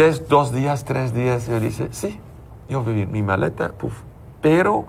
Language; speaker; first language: Spanish; non-native, learner; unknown